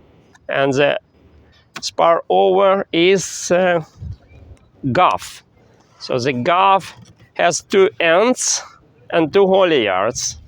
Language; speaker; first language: English; non-native, fluent; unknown